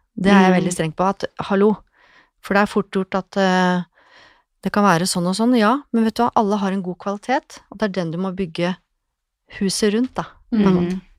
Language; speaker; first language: Norwegian; native; Norwegian